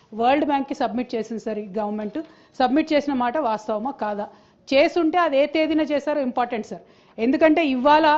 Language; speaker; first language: Telugu; native; Telugu